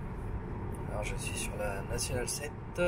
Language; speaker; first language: French; native; French